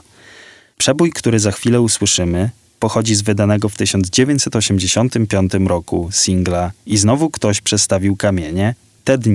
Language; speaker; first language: Polish; native; Polish